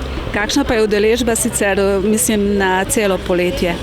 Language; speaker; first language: Slovenian; native; Slovenian